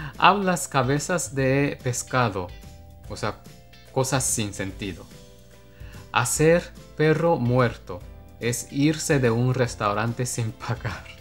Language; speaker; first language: Spanish; non-native, fluent; Japanese